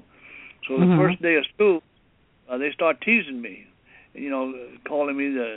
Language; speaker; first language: English; early bilingual, other home language; Cantonese